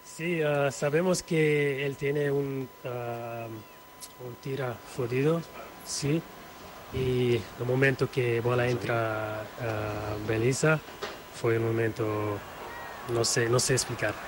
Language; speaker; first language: Spanish; non-native, learner; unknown